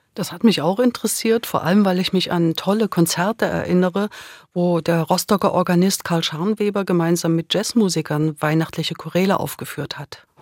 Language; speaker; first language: German; native; German